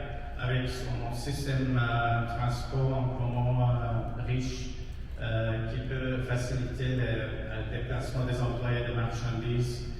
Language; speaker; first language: French; non-native, fluent; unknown